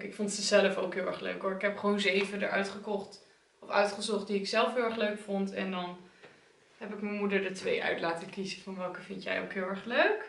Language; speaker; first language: Dutch; native; Dutch